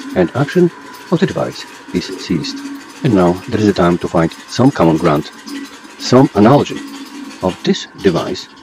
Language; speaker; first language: English; non-native, fluent; Polish